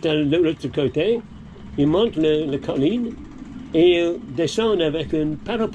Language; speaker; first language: French; non-native, learner; English